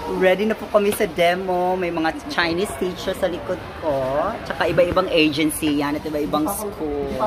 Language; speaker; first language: Filipino; native; Filipino